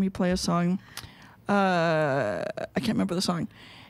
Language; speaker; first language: English; non-native, fluent; Spanish